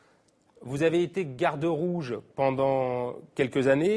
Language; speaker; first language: French; native; French